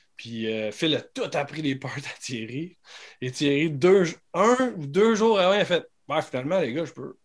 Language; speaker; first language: French; native; French